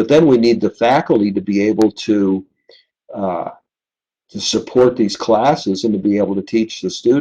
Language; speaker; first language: English; native; English